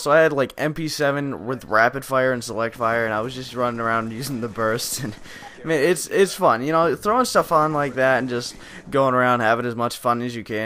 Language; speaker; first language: English; native; English